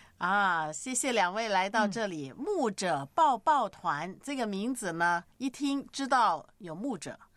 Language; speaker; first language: Chinese; non-native, local second language; Cantonese